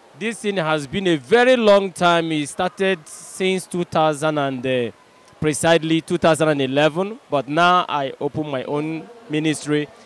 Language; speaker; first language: English; non-native, local second language; Igbo